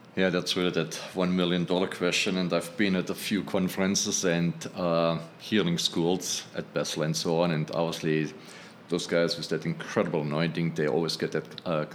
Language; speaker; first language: English; non-native, fluent; German